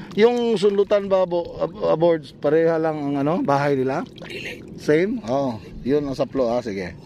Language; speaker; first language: Filipino; non-native, local second language; Cebuano